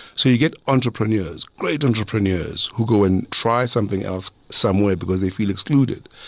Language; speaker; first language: English; non-native, local second language; Zulu